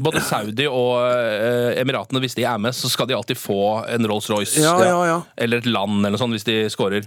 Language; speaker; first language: Norwegian; native; Norwegian